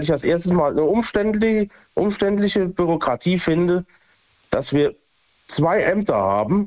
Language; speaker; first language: German; native; German